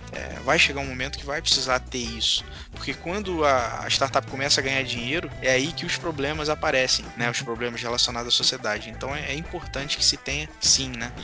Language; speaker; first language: Portuguese; native; Portuguese